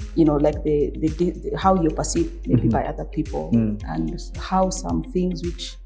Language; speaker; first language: English; non-native, local second language; Nyankole